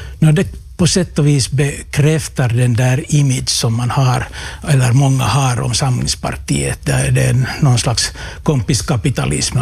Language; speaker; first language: Swedish; non-native, local second language; Finnish